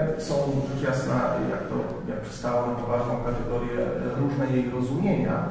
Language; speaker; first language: Polish; native; Polish